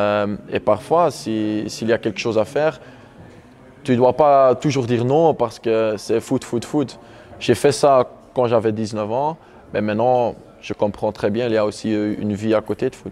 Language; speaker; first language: French; non-native, local second language; Dutch